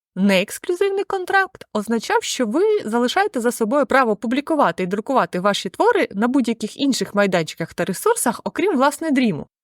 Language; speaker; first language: Ukrainian; native; Ukrainian